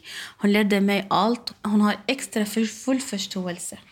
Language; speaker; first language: Swedish; non-native, learner; Arabic